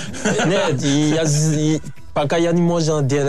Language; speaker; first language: Russian; non-native, learner; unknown